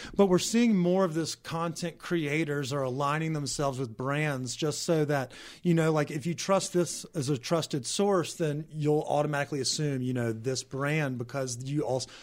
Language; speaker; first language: English; native; English